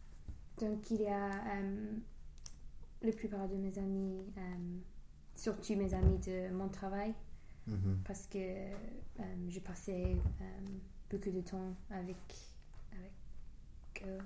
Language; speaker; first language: French; non-native, learner; English